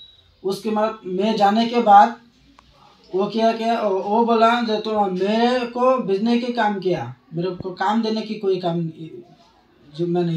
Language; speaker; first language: Hindi; non-native, local second language; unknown